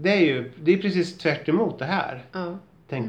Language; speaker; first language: Swedish; native; Swedish